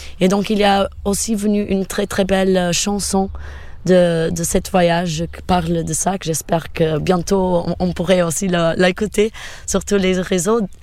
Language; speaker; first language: French; non-native, fluent; Portuguese